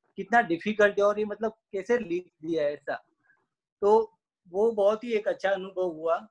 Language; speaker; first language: Hindi; non-native, local second language; Gujarati